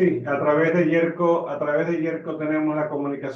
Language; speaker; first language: Spanish; native; Spanish